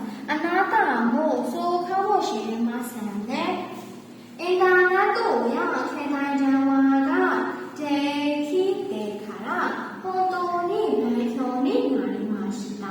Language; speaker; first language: Japanese; non-native, learner; Burmese